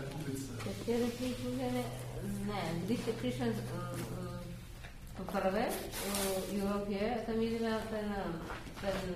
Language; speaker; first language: Czech; non-native, learner; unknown